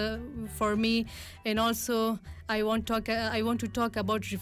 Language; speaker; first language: English; non-native, learner; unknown